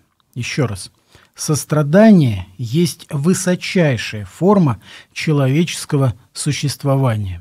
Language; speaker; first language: Russian; native; Russian